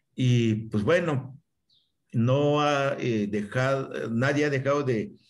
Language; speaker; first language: Spanish; non-native, local second language; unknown